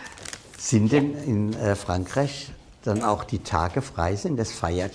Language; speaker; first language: German; native; German